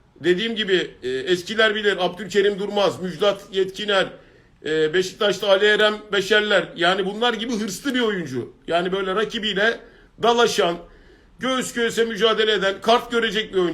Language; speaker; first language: Turkish; native; Turkish